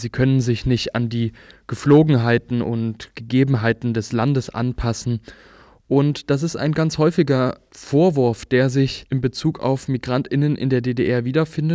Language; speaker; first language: German; native; German